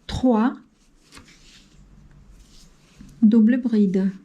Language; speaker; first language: French; non-native, fluent; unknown